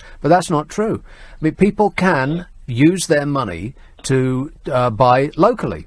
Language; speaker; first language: English; native; English